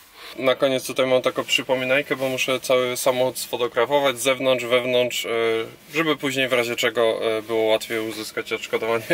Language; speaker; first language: Polish; native; Polish